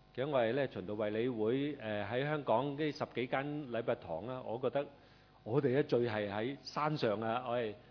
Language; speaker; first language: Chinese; non-native, local second language; Cantonese